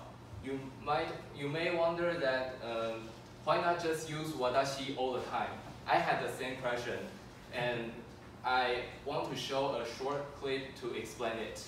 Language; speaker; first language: English; non-native, fluent; Chinese